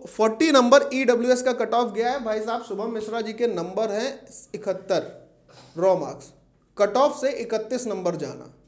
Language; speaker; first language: Hindi; native; Hindi